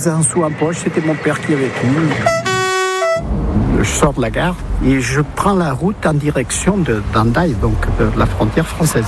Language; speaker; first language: French; early bilingual, other home language; Portuguese